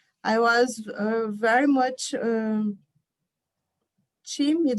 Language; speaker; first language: English; non-native, learner; Portuguese